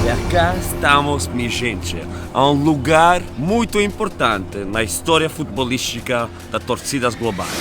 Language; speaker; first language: Portuguese; non-native, fluent; Spanish